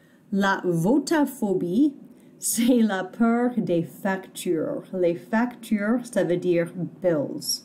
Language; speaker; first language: French; non-native, fluent; English